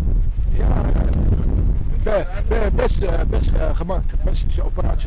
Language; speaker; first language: Dutch; non-native, learner; Turkish